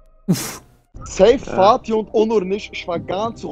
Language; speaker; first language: German; early bilingual, other home language; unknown